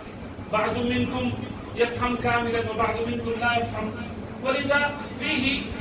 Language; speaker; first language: Arabic; non-native, fluent; Urdu